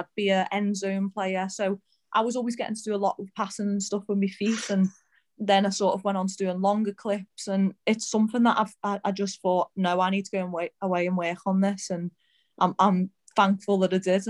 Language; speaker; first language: English; native; English